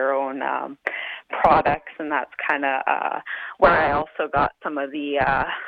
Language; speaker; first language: English; native; English